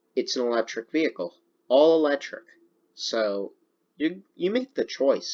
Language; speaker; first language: English; native; English